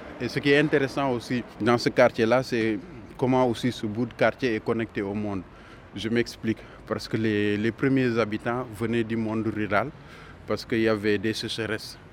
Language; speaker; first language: French; non-native, local second language; Wolof